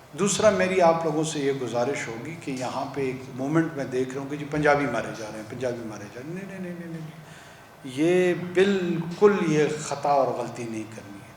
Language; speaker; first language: Urdu; non-native, local second language; Pashto